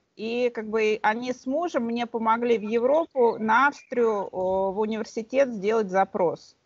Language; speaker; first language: Russian; native; Russian